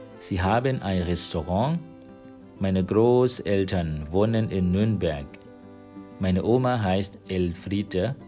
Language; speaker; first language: German; non-native, fluent; Thai